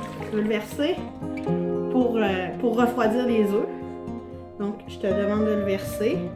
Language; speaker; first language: French; native; French